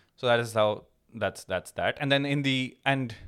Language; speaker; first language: English; non-native, local second language; Hindi